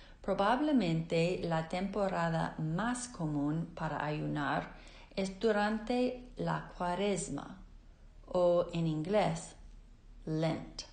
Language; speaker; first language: Spanish; non-native, fluent; English